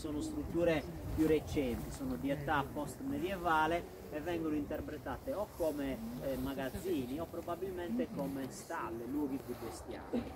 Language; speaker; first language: Italian; native; Italian